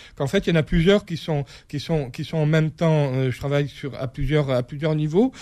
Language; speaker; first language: French; native; French